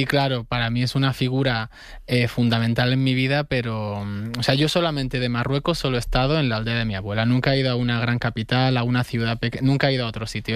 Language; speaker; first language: Spanish; native; Spanish